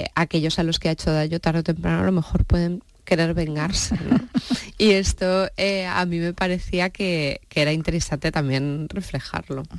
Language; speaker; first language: Spanish; native; Spanish